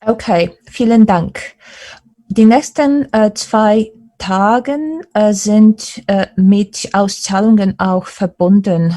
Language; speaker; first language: German; non-native, fluent; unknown